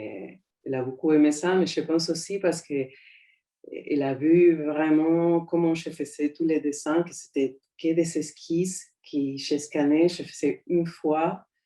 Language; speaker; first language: French; non-native, fluent; Spanish